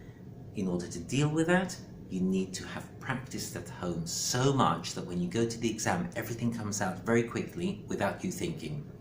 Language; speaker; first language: English; non-native, fluent; Greek